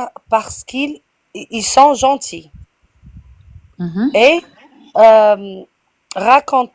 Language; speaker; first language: French; non-native, learner; Arabic